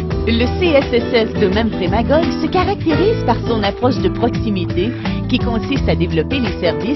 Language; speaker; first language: French; native; French